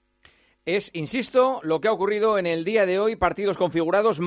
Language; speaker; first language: Spanish; native; Spanish